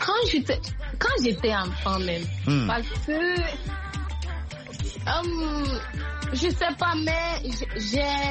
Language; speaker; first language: French; non-native, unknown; Akan